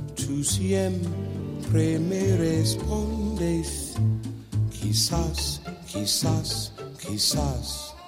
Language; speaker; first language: French; native; French